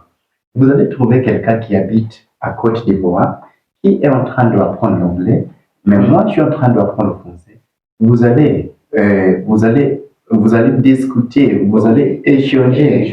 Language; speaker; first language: French; non-native, learner; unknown